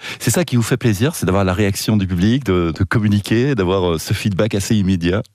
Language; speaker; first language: French; native; French